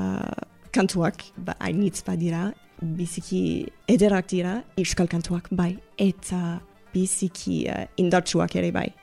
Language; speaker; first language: Basque; non-native, learner; English